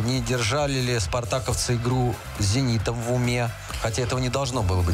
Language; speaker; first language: Russian; native; Russian